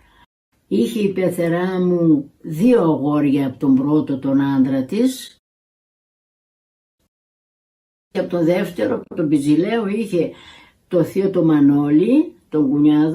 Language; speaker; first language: Greek; native; Greek